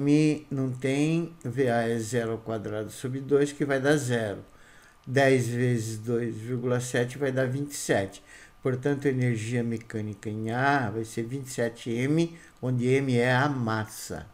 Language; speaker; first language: Portuguese; native; Portuguese